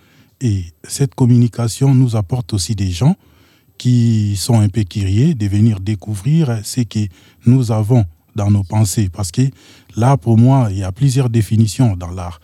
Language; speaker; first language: French; non-native, local second language; Lingala